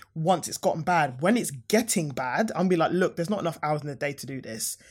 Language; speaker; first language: English; native; English